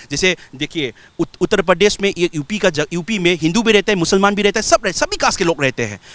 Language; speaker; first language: Hindi; non-native, local second language; Manipuri